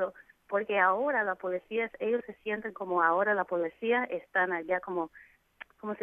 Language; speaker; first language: Spanish; non-native, fluent; English